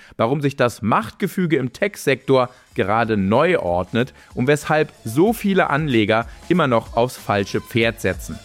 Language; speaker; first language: German; native; German